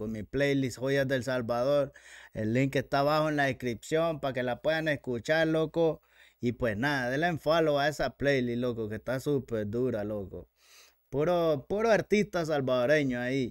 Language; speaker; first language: Spanish; native; Spanish